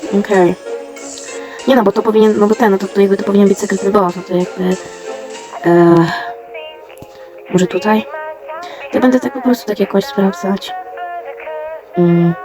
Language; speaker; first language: Polish; native; Polish